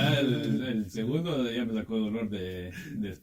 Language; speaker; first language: Spanish; native; Spanish